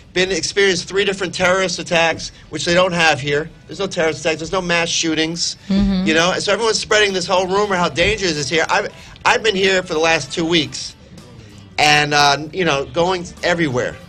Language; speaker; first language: English; native; English